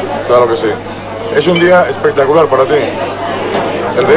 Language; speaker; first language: Spanish; native; Spanish